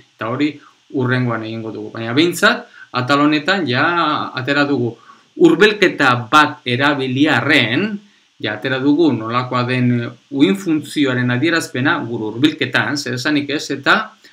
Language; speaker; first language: Basque; non-native, local second language; Spanish